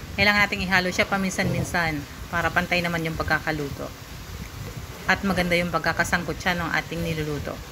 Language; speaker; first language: Filipino; non-native, local second language; Bikol